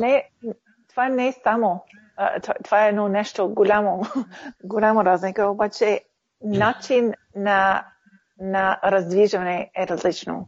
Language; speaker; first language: Bulgarian; early bilingual, heritage; Bulgarian